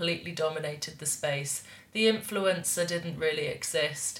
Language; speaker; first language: English; native; English